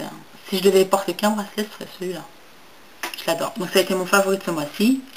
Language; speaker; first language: French; native; French